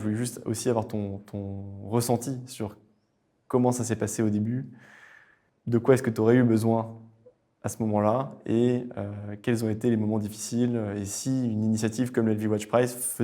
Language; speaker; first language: French; native; French